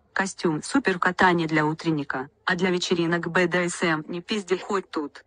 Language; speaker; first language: Russian; native; Russian